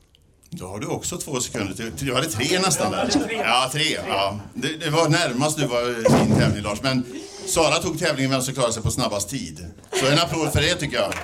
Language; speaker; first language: Swedish; native; Swedish